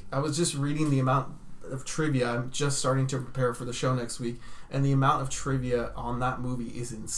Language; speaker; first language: English; native; English